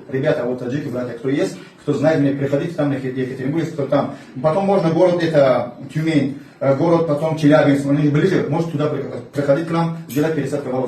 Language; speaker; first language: Russian; non-native, learner; Tajik